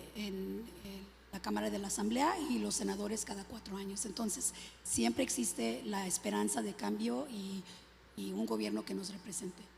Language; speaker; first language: Spanish; early bilingual, other home language; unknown